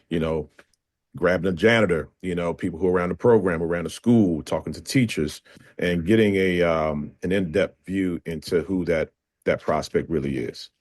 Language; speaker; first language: English; native; English